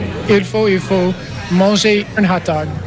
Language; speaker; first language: French; non-native, learner; English